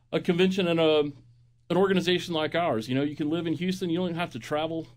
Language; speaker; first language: English; native; English